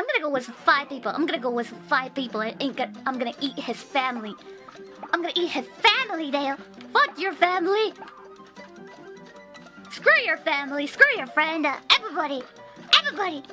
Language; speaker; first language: English; non-native, fluent; Japanese